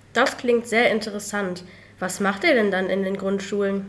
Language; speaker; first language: German; native; German